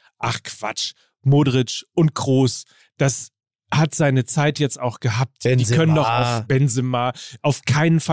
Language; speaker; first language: German; native; German